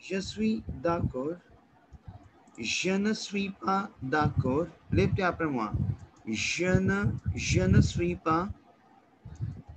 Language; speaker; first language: French; non-native, learner; Hindi